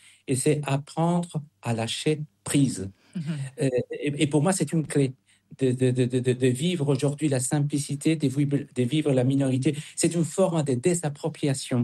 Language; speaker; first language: French; non-native, fluent; Spanish